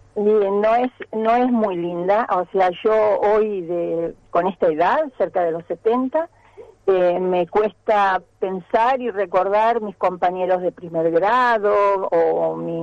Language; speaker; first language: Spanish; native; Spanish